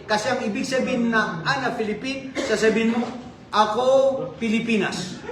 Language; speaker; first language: Filipino; non-native, local second language; Maranao